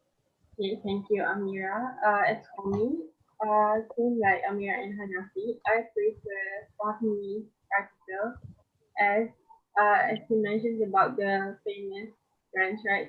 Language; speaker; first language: English; non-native, local second language; Malay